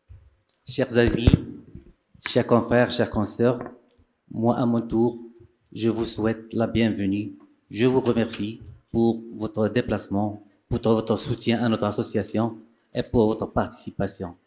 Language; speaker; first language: French; non-native, local second language; Arabic